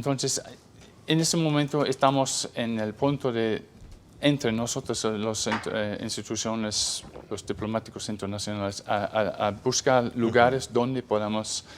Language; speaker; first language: Spanish; non-native, fluent; English